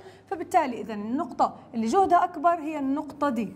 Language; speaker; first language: Arabic; native; Arabic